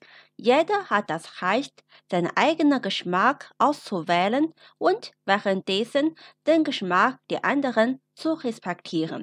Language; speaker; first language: German; non-native, fluent; Chinese